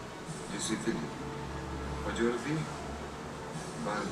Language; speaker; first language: French; non-native, learner; Spanish